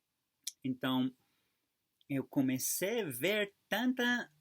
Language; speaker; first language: Portuguese; non-native, fluent; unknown